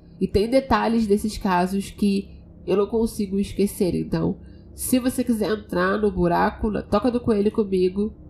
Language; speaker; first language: Portuguese; native; Portuguese